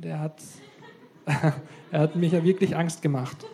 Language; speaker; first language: German; native; German